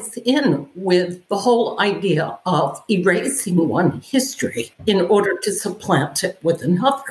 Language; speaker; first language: English; native; English